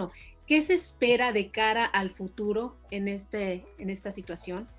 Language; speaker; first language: Spanish; native; Spanish